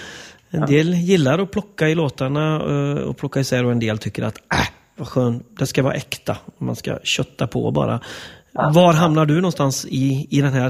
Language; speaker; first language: Swedish; native; Swedish